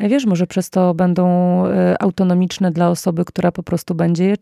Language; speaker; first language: Polish; native; Polish